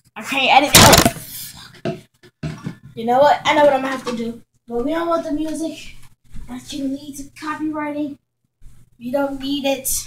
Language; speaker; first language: English; native; English